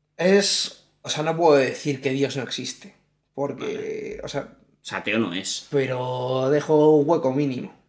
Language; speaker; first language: Spanish; native; Spanish